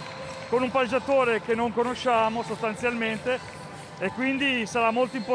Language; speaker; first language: Italian; native; Italian